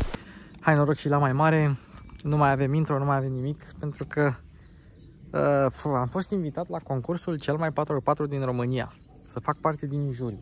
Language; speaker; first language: Romanian; native; Romanian